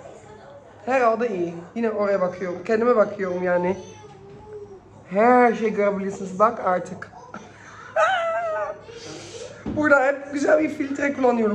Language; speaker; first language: Turkish; early bilingual, heritage; Dutch